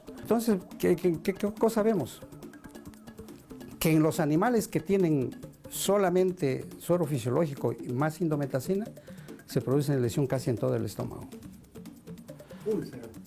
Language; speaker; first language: Spanish; native; Spanish